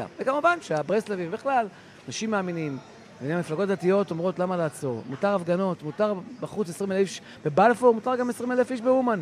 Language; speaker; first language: Hebrew; native; Hebrew